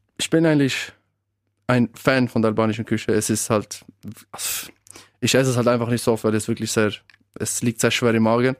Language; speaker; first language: German; early bilingual, other home language; Albanian